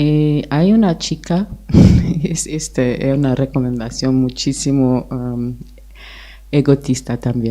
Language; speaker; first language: Spanish; non-native, fluent; Portuguese